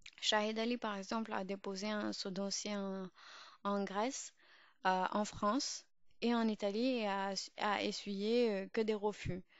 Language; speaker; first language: French; early bilingual, other home language; Urdu